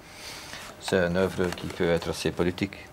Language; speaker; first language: French; non-native, local second language; Dutch